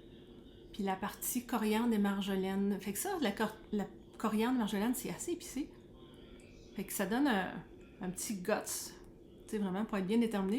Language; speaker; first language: French; native; French